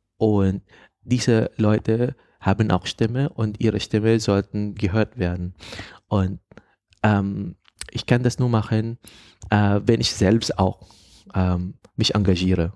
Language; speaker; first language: German; non-native, fluent; Filipino